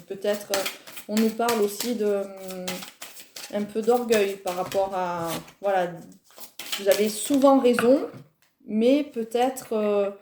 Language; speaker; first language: French; native; French